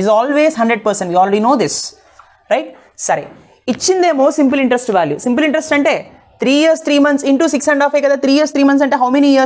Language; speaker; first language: English; non-native, local second language; Telugu